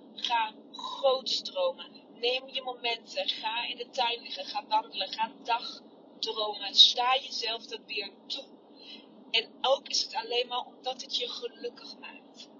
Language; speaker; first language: Dutch; non-native, fluent; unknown